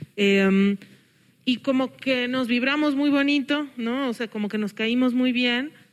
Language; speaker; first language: Spanish; early bilingual, heritage; English